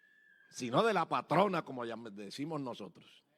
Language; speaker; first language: Spanish; native; Spanish